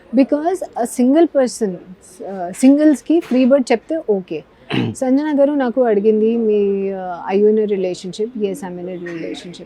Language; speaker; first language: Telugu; non-native, learner; Hindi